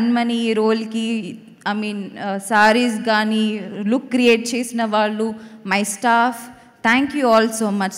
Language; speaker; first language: Telugu; non-native, fluent; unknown